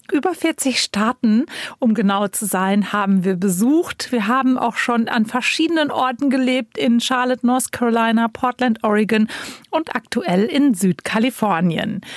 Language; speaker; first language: German; native; German